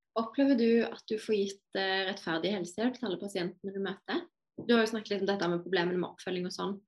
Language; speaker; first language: Norwegian; native; Norwegian